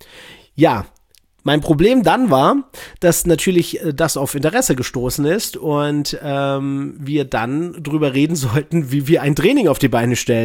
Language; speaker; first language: German; native; German